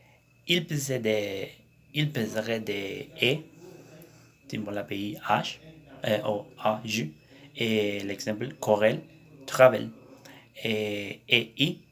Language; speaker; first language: French; non-native, learner; Spanish